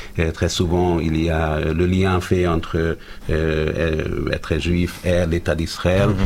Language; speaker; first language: French; non-native, fluent; Hungarian